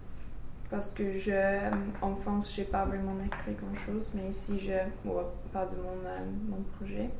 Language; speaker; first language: French; non-native, fluent; English